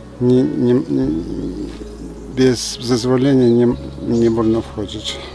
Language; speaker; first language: Polish; non-native, fluent; Turkish